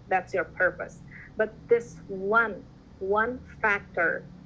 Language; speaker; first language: English; non-native, fluent; Indonesian